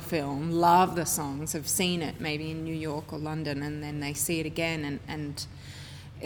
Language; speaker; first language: English; native; English